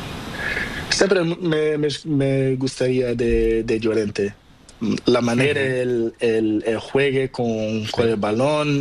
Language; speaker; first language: Spanish; non-native, learner; Portuguese